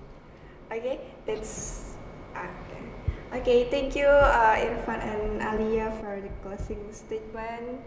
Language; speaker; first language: English; non-native, learner; Indonesian